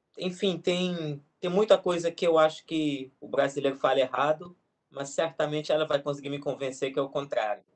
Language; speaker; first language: Portuguese; non-native, local second language; Kabuverdianu